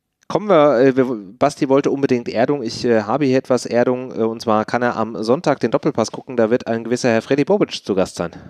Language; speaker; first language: German; native; German